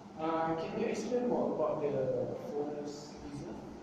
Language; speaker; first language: English; non-native, learner; Malay